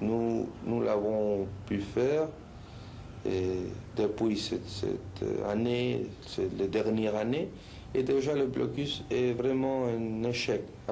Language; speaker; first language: French; non-native, fluent; Spanish